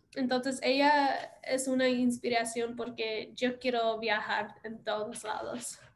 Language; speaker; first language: Spanish; early bilingual, other home language; English